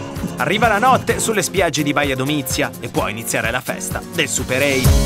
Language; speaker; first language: Italian; native; Italian